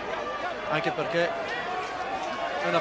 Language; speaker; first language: Italian; native; Italian